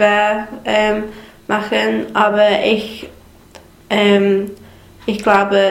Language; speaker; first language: German; non-native, learner; English